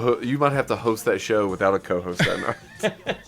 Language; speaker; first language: English; native; English